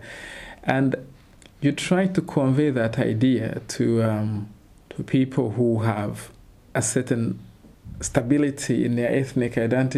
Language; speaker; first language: English; non-native, local second language; Kinyarwanda